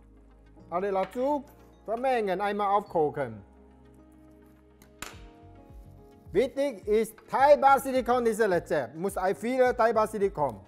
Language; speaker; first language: German; non-native, learner; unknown